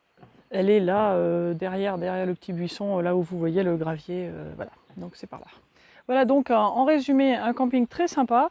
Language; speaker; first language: French; native; French